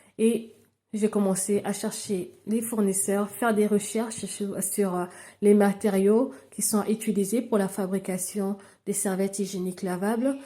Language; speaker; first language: French; non-native, local second language; Lingala